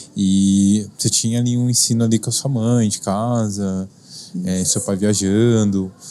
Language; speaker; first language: Portuguese; native; Portuguese